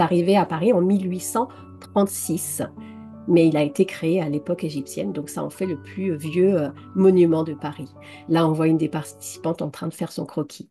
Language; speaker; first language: French; native; French